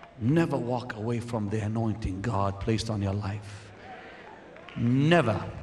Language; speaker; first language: English; non-native, fluent; Arabic